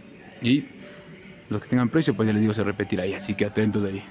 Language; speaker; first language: Spanish; native; Spanish